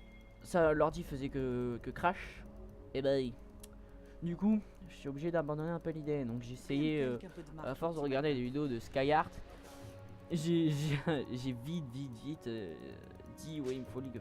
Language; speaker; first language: French; native; French